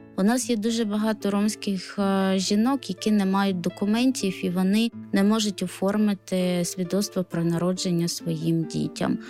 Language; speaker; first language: Ukrainian; non-native, local second language; Romany